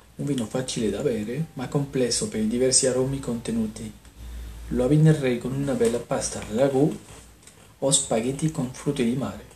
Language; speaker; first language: Italian; non-native, fluent; French